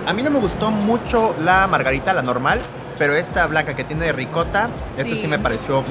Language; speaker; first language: Spanish; native; Spanish